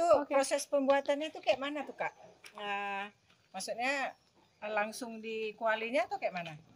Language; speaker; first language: Indonesian; native; Indonesian